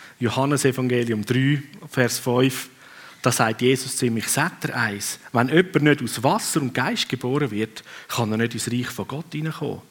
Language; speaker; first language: German; non-native, fluent; Swiss German